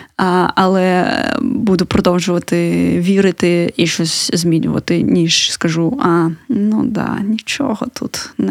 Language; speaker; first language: Ukrainian; native; Ukrainian